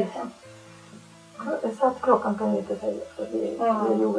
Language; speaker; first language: Swedish; non-native, fluent; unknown